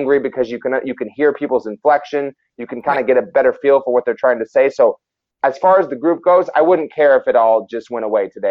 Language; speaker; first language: English; native; English